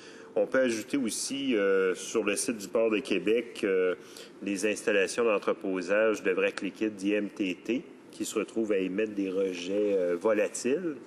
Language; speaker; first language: French; native; French